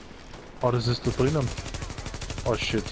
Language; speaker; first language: German; native; German